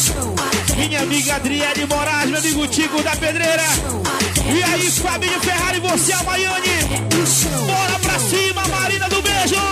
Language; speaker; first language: Portuguese; native; Portuguese